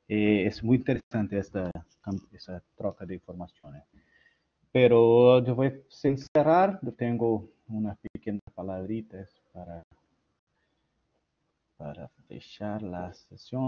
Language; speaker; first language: Spanish; non-native, learner; Portuguese